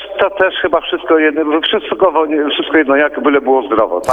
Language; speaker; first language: Polish; native; Polish